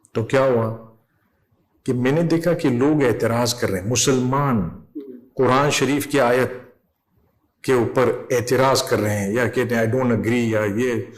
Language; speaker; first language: Urdu; non-native, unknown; English